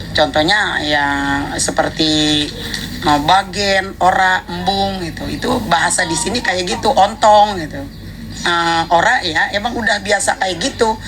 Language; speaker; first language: Indonesian; native; Indonesian